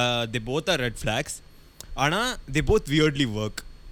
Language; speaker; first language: English; non-native, local second language; Tamil